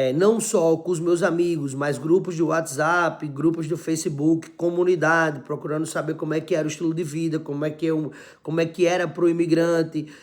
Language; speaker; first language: Portuguese; native; Portuguese